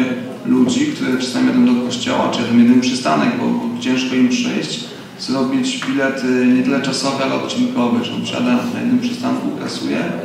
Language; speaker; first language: Polish; native; Polish